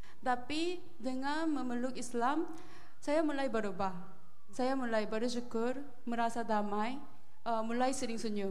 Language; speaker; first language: Indonesian; non-native, learner; Korean